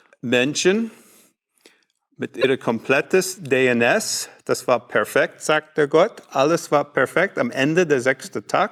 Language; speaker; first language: German; non-native, learner; English